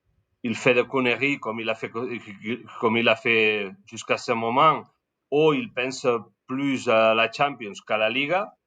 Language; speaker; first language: French; non-native, learner; Spanish